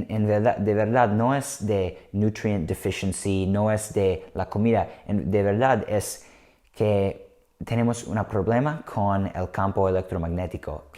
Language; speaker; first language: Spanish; non-native, learner; English